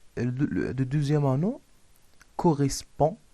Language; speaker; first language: French; non-native, local second language; Arabic